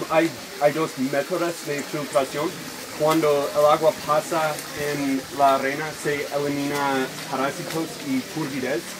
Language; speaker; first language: Spanish; non-native, learner; English